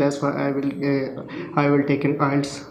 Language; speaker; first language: English; non-native, learner; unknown